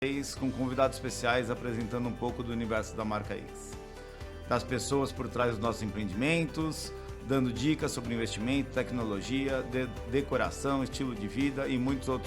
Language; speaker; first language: Portuguese; native; Portuguese